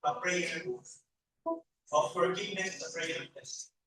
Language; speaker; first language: English; non-native, local second language; Filipino